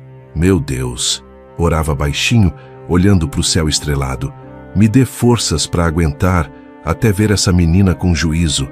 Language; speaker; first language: Portuguese; native; Portuguese